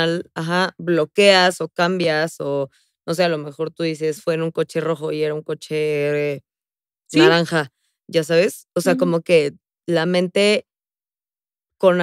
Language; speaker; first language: Spanish; native; Spanish